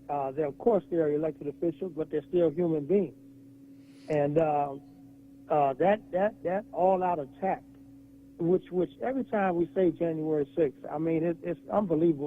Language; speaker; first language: English; native; English